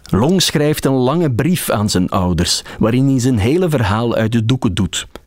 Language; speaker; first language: Dutch; native; Dutch